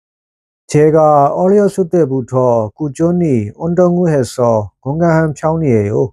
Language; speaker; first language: Korean; non-native, fluent; Burmese